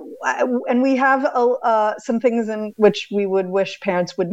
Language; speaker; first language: English; native; English